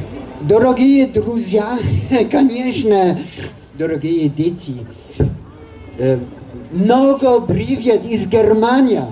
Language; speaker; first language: Russian; non-native, learner; German